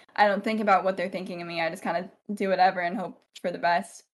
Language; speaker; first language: English; native; English